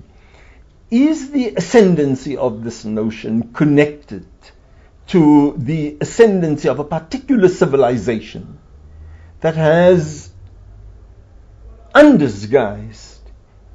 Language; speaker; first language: English; non-native, local second language; Afrikaans